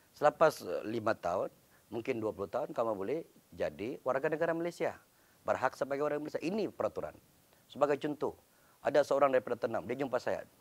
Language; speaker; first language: Malay; native; Malay